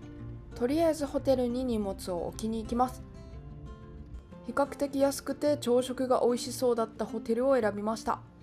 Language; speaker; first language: Japanese; native; Japanese